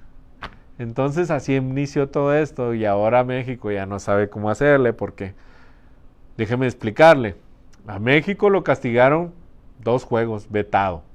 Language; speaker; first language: Spanish; native; Spanish